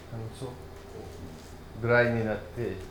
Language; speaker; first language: Japanese; non-native, learner; French